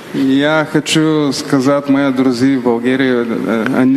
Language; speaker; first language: Russian; non-native, learner; Bulgarian